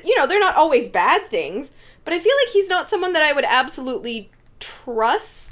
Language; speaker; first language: English; native; English